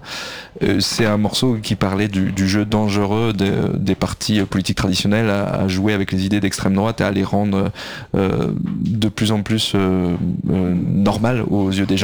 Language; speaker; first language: French; native; French